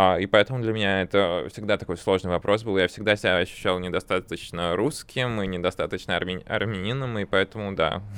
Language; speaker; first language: Russian; early bilingual, other home language; Armenian